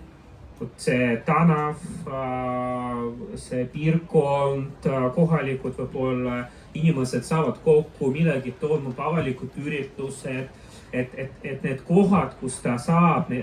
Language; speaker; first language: Estonian; non-native, local second language; Russian